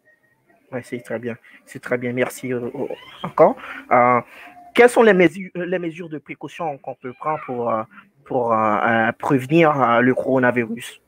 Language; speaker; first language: French; non-native, fluent; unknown